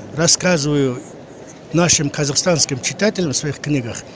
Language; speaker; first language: Russian; non-native, local second language; Kazakh